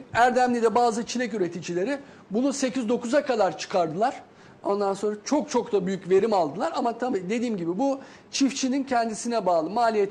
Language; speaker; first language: Turkish; native; Turkish